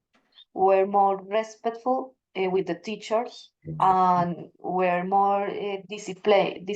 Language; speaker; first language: English; non-native, learner; Spanish